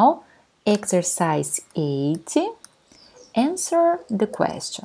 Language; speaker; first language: English; non-native, fluent; Portuguese